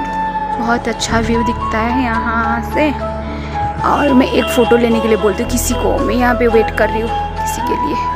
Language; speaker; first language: Hindi; non-native, local second language; Nepali